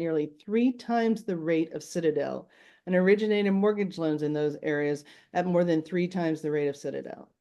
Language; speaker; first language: English; native; English